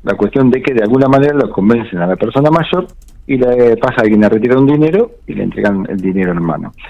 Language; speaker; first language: Spanish; native; Spanish